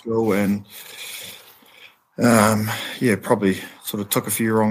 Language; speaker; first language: English; native; English